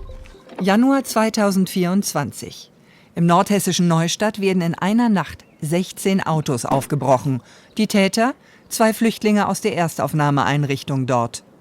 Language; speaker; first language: German; native; German